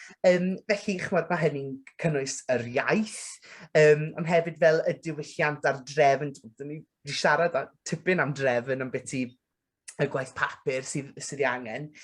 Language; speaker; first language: Welsh; native; Welsh